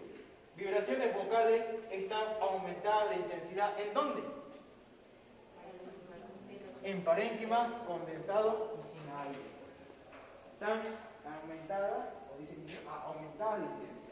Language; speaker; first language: Spanish; native; Spanish